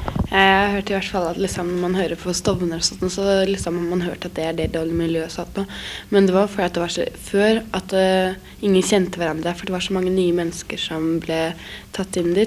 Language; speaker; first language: Norwegian; native; Norwegian